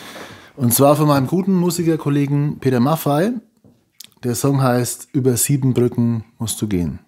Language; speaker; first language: German; native; German